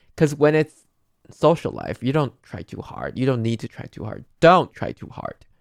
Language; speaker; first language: English; non-native, fluent; Chinese